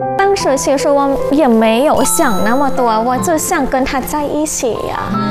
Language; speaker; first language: Chinese; non-native, fluent; Thai